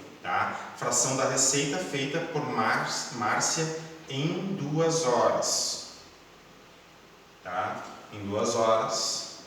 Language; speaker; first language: Portuguese; native; Portuguese